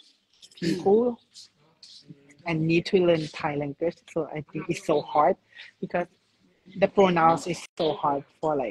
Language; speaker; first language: English; non-native, learner; Thai